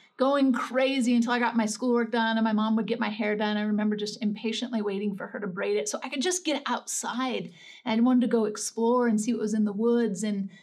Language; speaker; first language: English; native; English